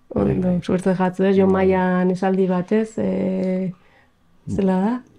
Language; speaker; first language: Basque; native; Basque